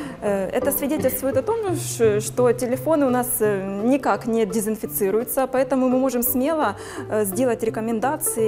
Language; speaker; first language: Russian; native; Russian